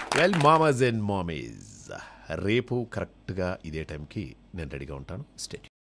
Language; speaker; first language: Telugu; native; Telugu